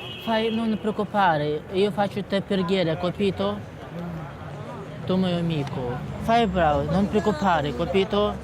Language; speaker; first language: Italian; non-native, learner; Russian